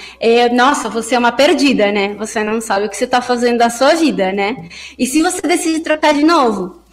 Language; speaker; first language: Portuguese; early bilingual, other home language; Spanish